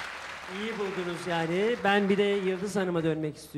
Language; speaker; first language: Turkish; native; Turkish